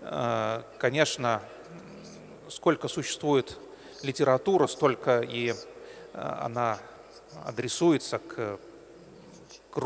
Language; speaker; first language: Russian; native; Russian